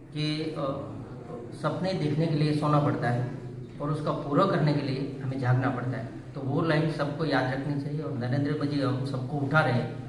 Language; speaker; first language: Hindi; non-native, local second language; Gujarati